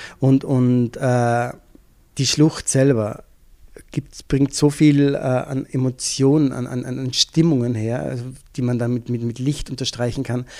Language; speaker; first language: German; native; German